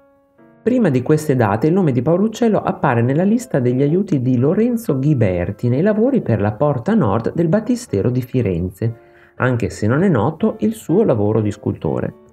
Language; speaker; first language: Italian; native; Italian